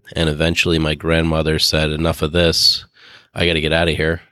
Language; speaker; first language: English; native; English